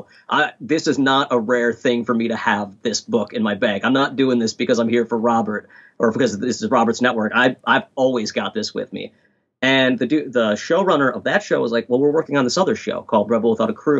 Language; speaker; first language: English; native; English